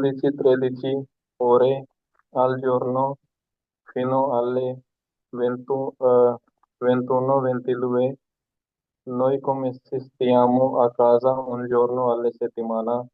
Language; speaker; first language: Italian; non-native, learner; Hindi